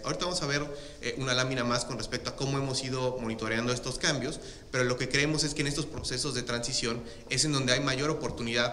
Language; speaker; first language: Spanish; native; Spanish